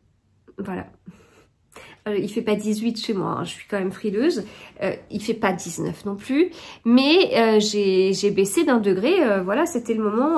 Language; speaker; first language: French; native; French